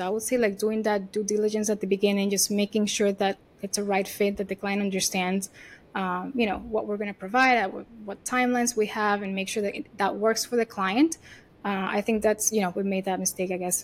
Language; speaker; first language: English; non-native, fluent; Spanish